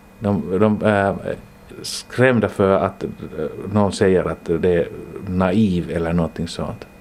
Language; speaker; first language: Swedish; non-native, local second language; Finnish